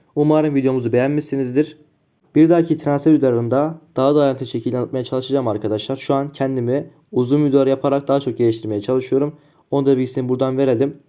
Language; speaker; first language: Turkish; native; Turkish